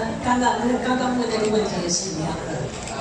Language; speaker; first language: Chinese; early bilingual, heritage; Chinese